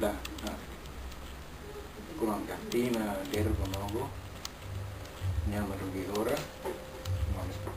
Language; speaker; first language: Bulgarian; non-native, learner; Finnish